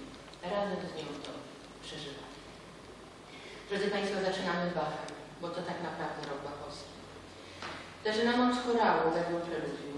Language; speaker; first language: Polish; native; Polish